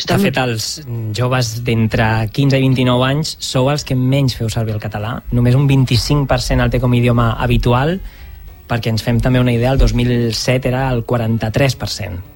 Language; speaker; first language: Catalan; native; Catalan